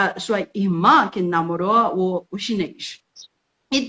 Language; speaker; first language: Portuguese; non-native, fluent; Chinese